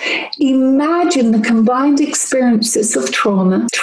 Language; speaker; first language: English; native; English